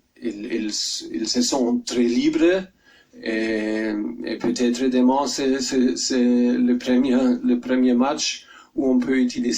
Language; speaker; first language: French; non-native, learner; German